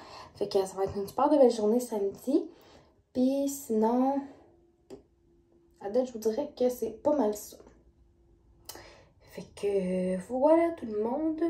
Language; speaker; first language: French; native; French